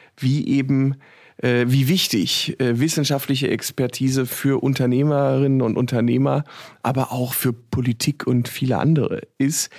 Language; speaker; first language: German; native; German